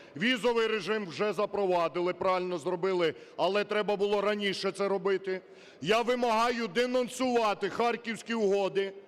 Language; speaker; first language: Ukrainian; native; Ukrainian